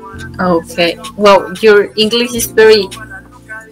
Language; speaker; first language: English; non-native, learner; Spanish